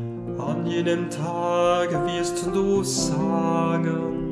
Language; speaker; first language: German; native; German